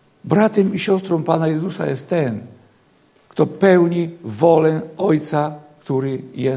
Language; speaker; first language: Polish; native; Polish